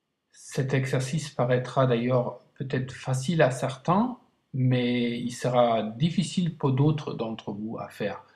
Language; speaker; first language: French; non-native, fluent; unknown